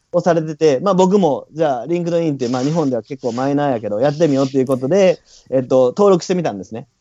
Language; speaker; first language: Japanese; native; Japanese